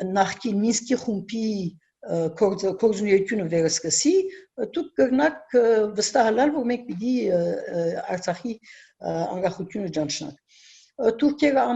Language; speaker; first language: Armenian; early bilingual, heritage; Armenian